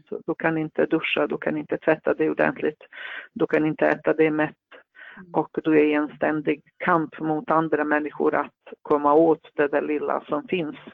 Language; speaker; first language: Swedish; non-native, fluent; Bosnian